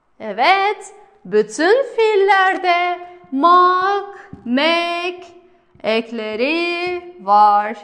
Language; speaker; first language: Turkish; non-native, fluent; Kazakh